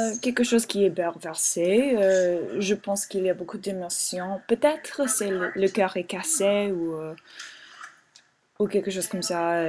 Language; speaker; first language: French; non-native, learner; English